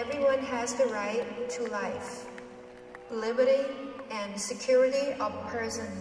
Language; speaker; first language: English; native; English